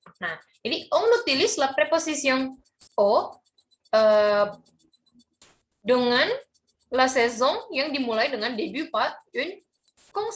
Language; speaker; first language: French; non-native, fluent; Indonesian